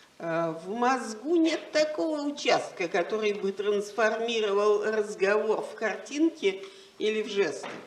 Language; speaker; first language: Russian; native; Russian